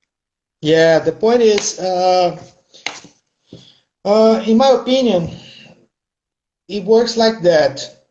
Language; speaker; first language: English; non-native, fluent; Portuguese